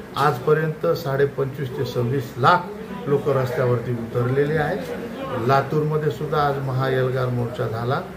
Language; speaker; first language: Marathi; non-native, local second language; Lambadi